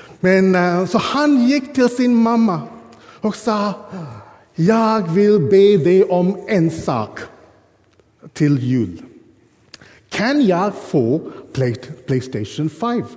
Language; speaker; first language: Swedish; non-native, fluent; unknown